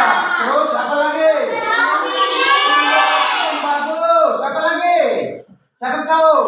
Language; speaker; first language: Indonesian; native; Indonesian